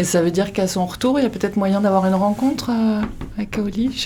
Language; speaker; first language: French; native; French